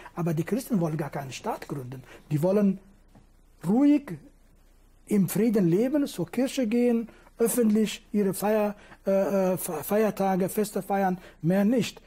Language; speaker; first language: German; non-native, fluent; Kurdish